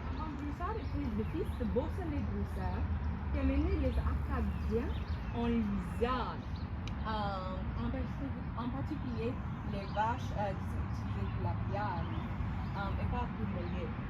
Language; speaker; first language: French; non-native, local second language; English